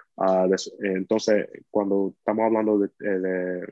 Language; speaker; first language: Spanish; early bilingual, heritage; Spanish